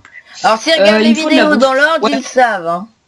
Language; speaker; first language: French; native; French